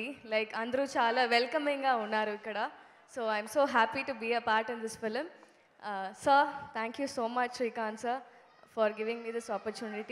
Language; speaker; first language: Telugu; non-native, learner; Tamil